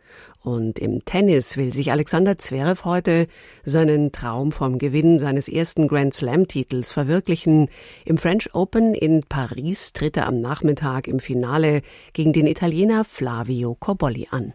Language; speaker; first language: German; native; German